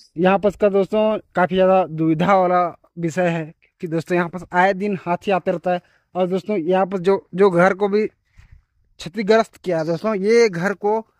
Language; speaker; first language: Hindi; native; Hindi